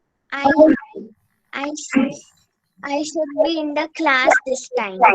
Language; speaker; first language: English; non-native, learner; Hindi